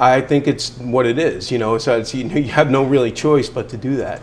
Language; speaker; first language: English; native; English